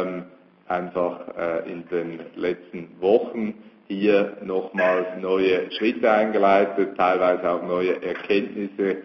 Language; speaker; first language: German; native; German